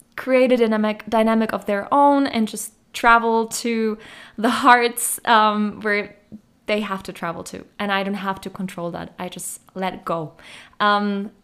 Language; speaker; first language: English; non-native, fluent; German